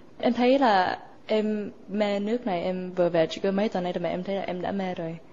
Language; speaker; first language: Vietnamese; early bilingual, other home language; English